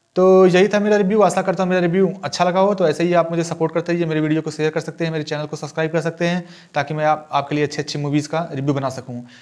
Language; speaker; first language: Hindi; native; Hindi